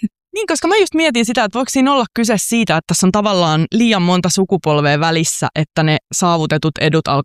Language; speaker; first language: Finnish; native; Finnish